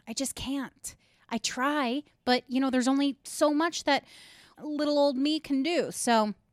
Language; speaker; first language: English; native; English